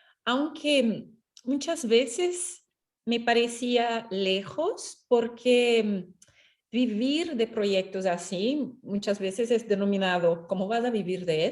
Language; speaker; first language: Spanish; non-native, fluent; Portuguese